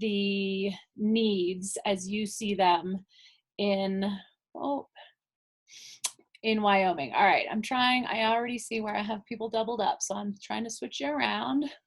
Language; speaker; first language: English; native; English